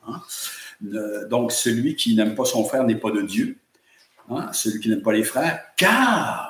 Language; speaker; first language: French; native; French